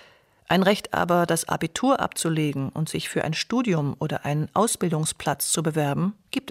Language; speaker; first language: German; native; German